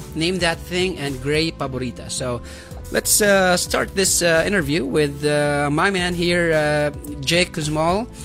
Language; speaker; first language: English; non-native, local second language; Waray